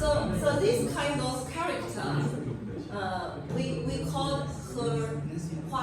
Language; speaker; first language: English; non-native, learner; Chinese